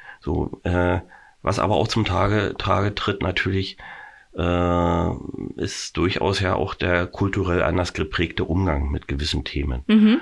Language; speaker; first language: German; native; German